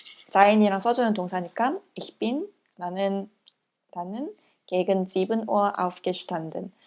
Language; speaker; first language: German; non-native, learner; Korean